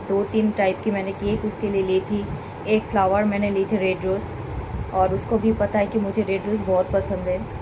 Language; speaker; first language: Hindi; non-native, local second language; Bangla